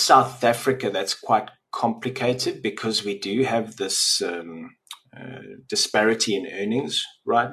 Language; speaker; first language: English; native; English